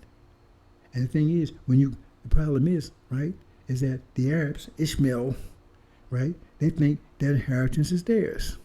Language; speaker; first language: English; native; English